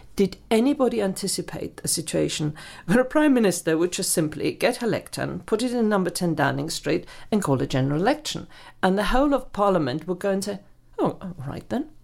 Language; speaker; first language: English; non-native, fluent; German